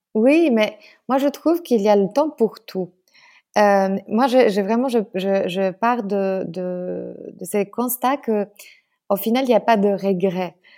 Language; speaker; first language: French; non-native, fluent; Polish